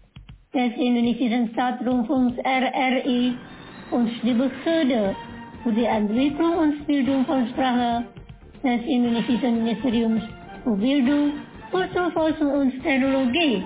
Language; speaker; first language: German; non-native, fluent; Indonesian